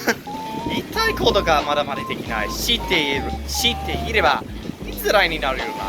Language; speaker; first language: Japanese; non-native, learner; English